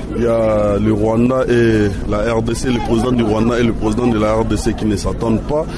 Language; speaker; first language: French; non-native, local second language; Lingala